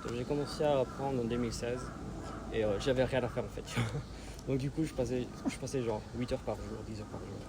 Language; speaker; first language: French; early bilingual, other home language; Spanish